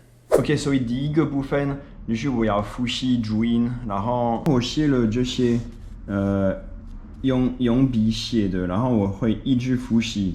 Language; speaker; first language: Chinese; non-native, fluent; French